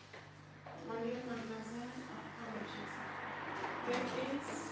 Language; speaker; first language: Dutch; non-native, learner; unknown